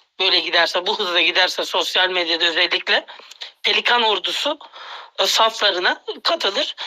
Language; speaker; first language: Turkish; native; Turkish